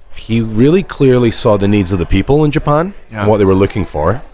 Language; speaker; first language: English; native; English